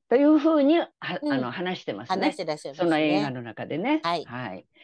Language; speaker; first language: Japanese; native; Japanese